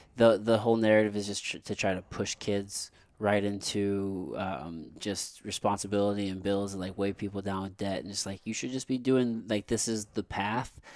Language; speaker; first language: English; native; English